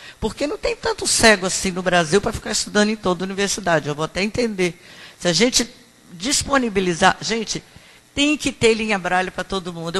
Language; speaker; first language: Portuguese; native; Portuguese